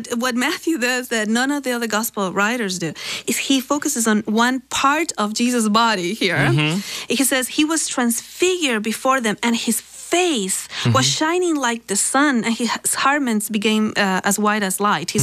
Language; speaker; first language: English; non-native, fluent; Spanish